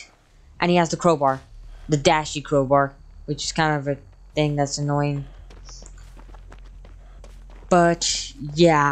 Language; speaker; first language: English; native; English